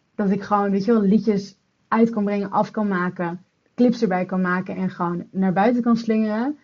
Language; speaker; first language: Dutch; native; Dutch